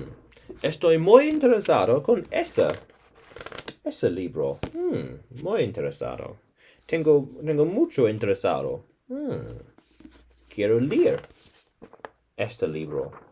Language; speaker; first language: Spanish; non-native, learner; English